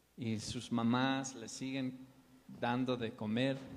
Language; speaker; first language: Spanish; non-native, fluent; English